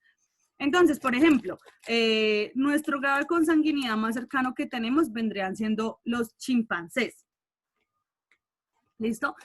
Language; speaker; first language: Spanish; native; Spanish